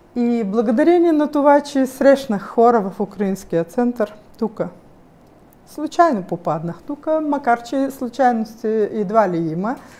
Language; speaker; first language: Bulgarian; early bilingual, heritage; Bulgarian